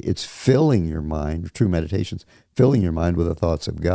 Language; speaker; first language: English; native; English